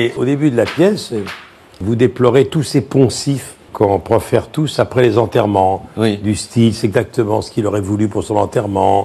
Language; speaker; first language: French; native; French